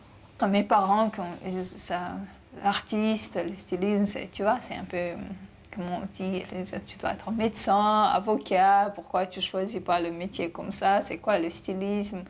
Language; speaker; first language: French; non-native, fluent; Chechen